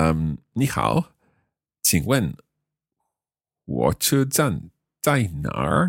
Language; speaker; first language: Chinese; non-native, learner; English